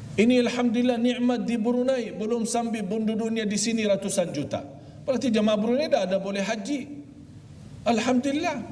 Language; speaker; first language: Malay; non-native, fluent; Arabic